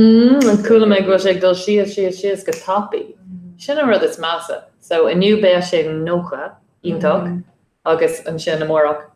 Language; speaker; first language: Irish; non-native, fluent; English